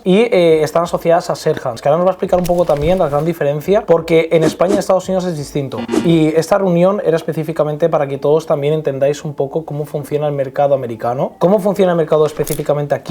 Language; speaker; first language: Spanish; native; Spanish